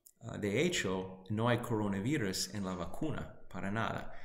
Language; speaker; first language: Spanish; non-native, fluent; English